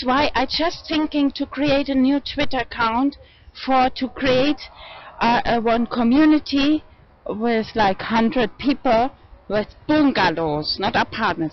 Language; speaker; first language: English; non-native, fluent; German